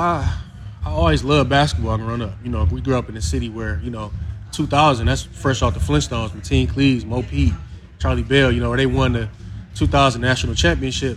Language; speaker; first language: English; native; English